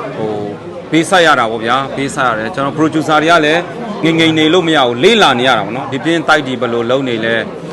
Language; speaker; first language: Burmese; non-native, local second language; Hakha Chin